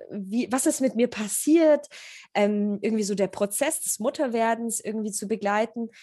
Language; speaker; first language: German; early bilingual, other home language; Polish